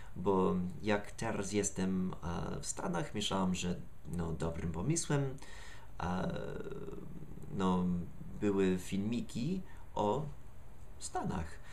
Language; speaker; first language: Polish; non-native, learner; English